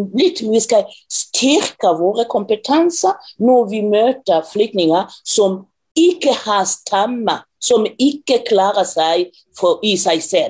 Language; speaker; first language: Norwegian; non-native, fluent; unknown